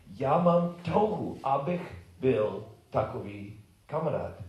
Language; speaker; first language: Czech; non-native, learner; English